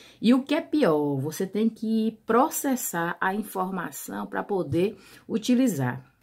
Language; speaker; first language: Portuguese; native; Portuguese